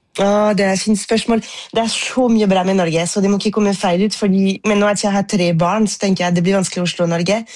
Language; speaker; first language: Norwegian; non-native, fluent; French